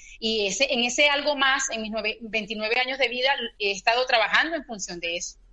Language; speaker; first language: Spanish; native; Spanish